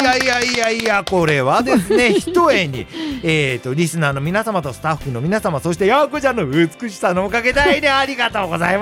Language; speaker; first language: Japanese; native; Japanese